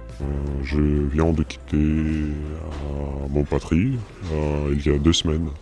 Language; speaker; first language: French; non-native, fluent; Russian